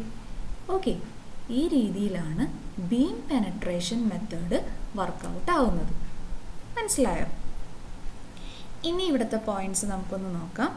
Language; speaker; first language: Malayalam; native; Malayalam